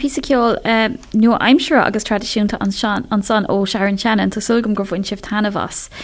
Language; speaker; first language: Irish; non-native, local second language; English